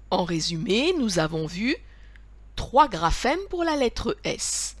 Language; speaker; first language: French; native; French